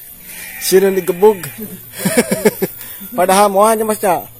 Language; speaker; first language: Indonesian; non-native, local second language; Sundanese